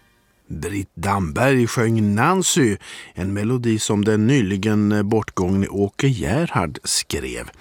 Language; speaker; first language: Swedish; native; Swedish